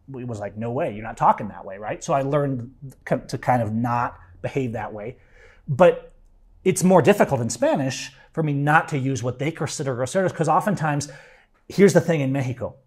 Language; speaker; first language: English; native; English